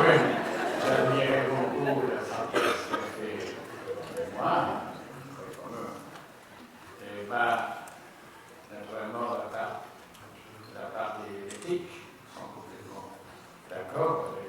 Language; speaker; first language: French; non-native, learner; Spanish